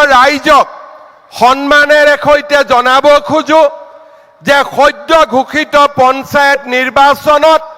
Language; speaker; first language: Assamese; native; Assamese